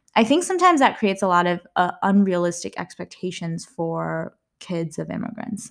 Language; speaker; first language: English; early bilingual, other home language; Malayalam